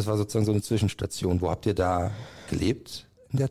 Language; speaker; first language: German; native; German